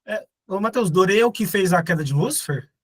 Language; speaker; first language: Portuguese; native; Portuguese